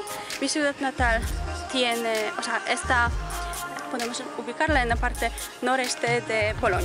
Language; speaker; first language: Spanish; non-native, fluent; Polish